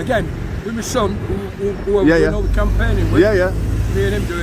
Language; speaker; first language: English; native; English